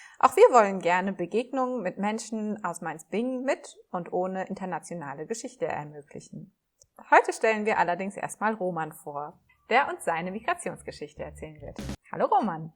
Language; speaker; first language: German; native; German